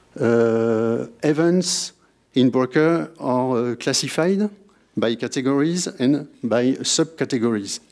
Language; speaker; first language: English; non-native, fluent; French